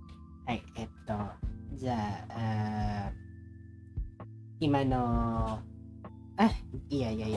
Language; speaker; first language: Japanese; non-native, learner; Filipino